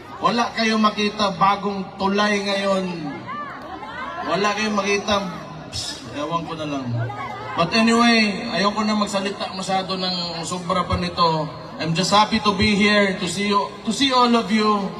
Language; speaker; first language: Filipino; non-native, local second language; Cebuano